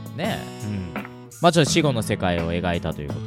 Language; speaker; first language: Japanese; native; Japanese